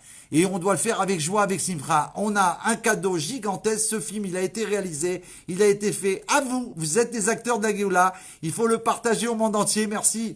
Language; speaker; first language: French; native; French